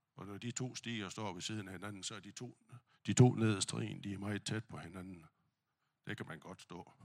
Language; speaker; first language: Danish; non-native, fluent; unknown